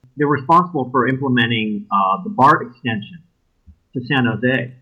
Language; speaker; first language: English; native; English